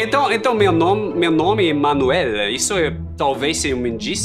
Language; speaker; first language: Portuguese; non-native, learner; German